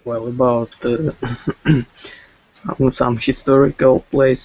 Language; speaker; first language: English; non-native, learner; Russian